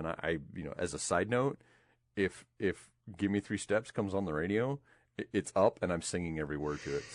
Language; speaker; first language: English; native; English